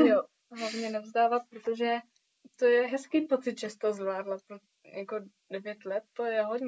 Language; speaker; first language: Czech; early bilingual, heritage; Czech